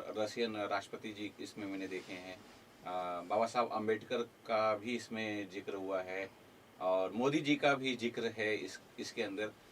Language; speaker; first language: Hindi; native; Hindi